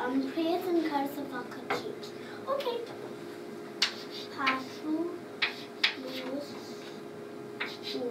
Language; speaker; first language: Romanian; early bilingual, heritage; English